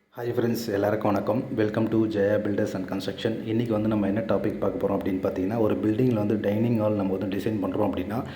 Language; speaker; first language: Tamil; native; Tamil